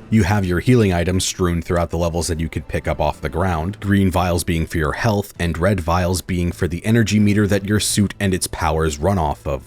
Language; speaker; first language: English; native; English